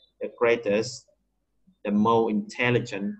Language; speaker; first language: English; non-native, learner; Vietnamese